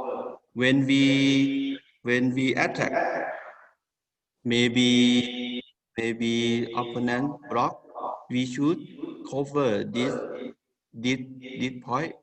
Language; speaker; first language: English; non-native, learner; Thai